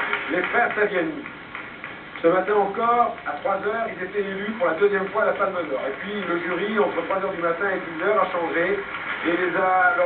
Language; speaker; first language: French; native; French